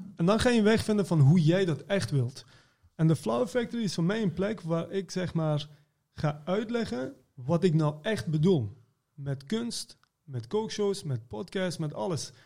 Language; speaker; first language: Dutch; early bilingual, other home language; Persian